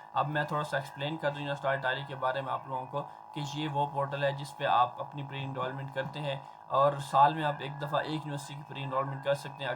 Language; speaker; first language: Urdu; non-native, local second language; Punjabi